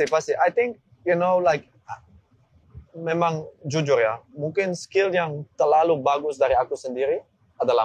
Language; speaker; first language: Indonesian; non-native, learner; Dutch